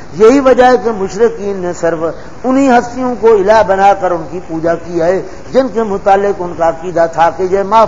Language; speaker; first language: Urdu; non-native, local second language; Punjabi